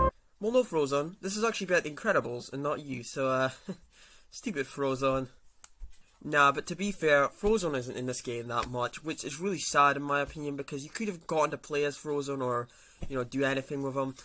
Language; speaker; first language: English; native; English